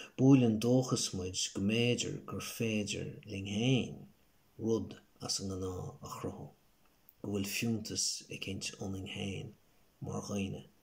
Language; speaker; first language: Irish; native; Irish